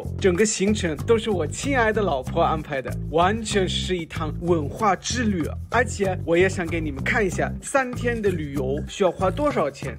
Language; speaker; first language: Chinese; non-native, fluent; German